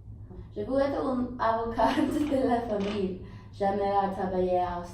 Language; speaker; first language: French; non-native, learner; English